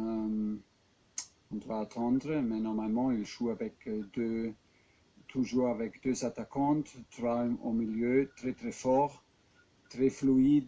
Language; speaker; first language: French; non-native, fluent; German